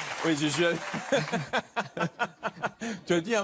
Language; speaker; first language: French; non-native, fluent; English